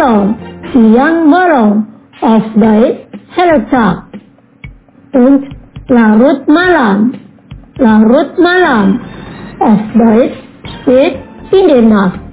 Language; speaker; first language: German; non-native, learner; Indonesian